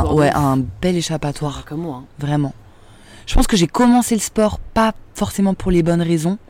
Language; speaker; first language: French; native; French